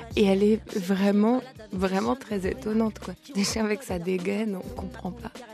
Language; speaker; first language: French; early bilingual, other home language; Lithuanian